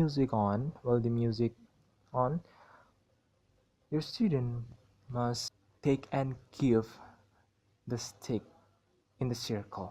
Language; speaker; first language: English; non-native, learner; Indonesian